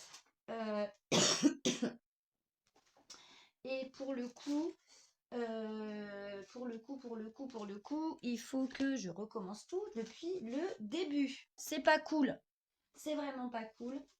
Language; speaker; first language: French; native; French